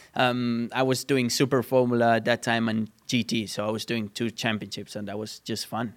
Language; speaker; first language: English; non-native, fluent; Spanish